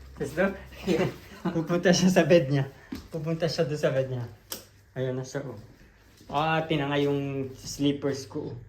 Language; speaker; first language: Filipino; non-native, local second language; Bikol